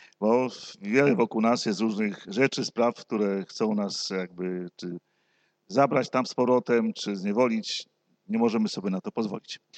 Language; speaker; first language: Polish; native; Polish